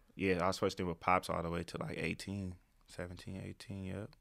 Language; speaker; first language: English; native; English